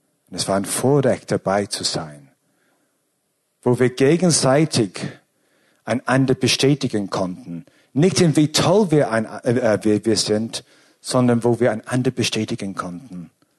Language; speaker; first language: German; non-native, fluent; English